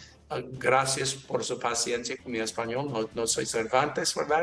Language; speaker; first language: Spanish; non-native, learner; English